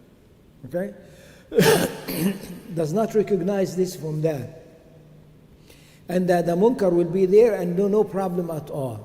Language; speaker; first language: English; non-native, fluent; Arabic